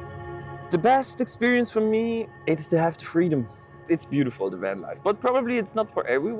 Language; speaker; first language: English; non-native, fluent; Swiss German